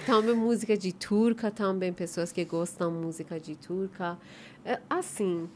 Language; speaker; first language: Portuguese; non-native, learner; Persian